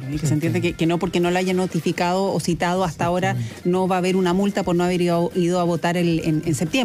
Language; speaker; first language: Spanish; native; Spanish